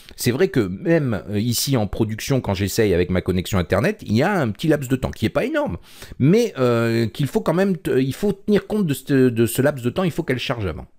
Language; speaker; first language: French; native; French